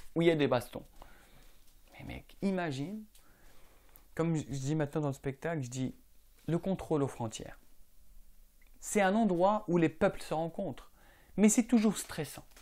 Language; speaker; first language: French; non-native, local second language; Arabic